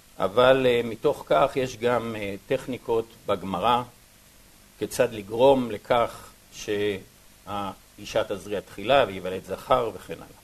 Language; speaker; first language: Hebrew; native; Hebrew